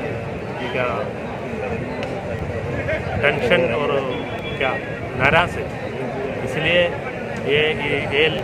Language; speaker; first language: Hindi; non-native, local second language; Malayalam